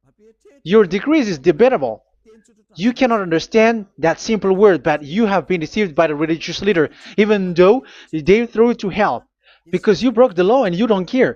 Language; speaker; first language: English; non-native, fluent; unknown